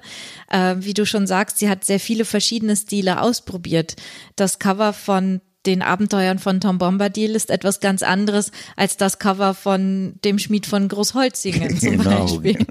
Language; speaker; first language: German; native; German